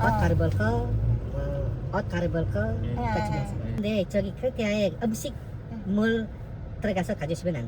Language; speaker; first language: Korean; non-native, learner; Indonesian